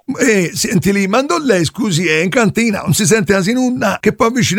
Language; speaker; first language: Italian; native; Italian